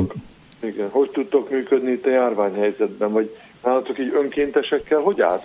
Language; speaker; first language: Hungarian; native; Hungarian